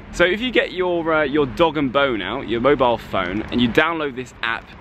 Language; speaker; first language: English; native; English